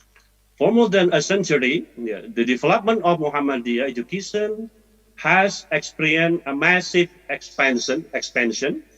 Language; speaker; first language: English; non-native, fluent; Indonesian